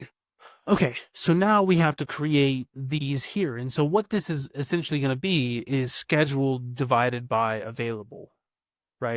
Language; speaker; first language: English; native; English